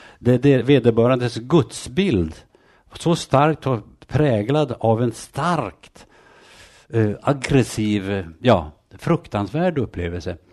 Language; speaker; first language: Swedish; native; Swedish